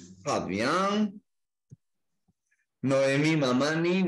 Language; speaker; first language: French; non-native, learner; Spanish